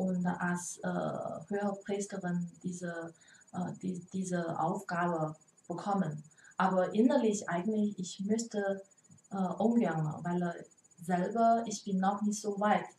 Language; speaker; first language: German; non-native, learner; Chinese